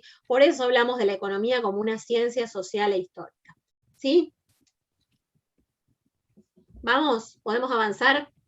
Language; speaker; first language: Spanish; native; Spanish